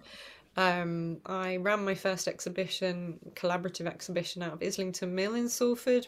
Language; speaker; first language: English; native; English